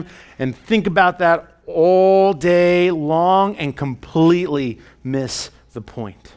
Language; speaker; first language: English; native; English